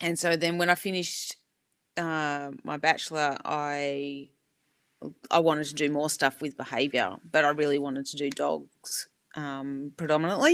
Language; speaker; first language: English; native; English